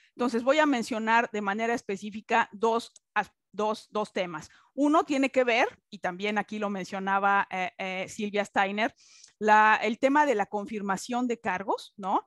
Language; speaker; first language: Spanish; native; Spanish